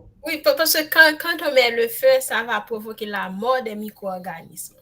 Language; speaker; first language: French; non-native, local second language; Haitian Creole